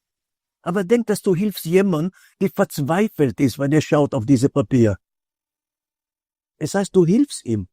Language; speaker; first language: German; non-native, fluent; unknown